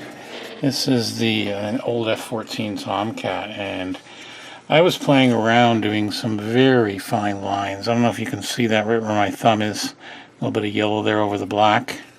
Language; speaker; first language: English; native; English